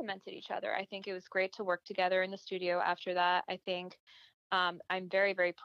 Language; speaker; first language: English; native; English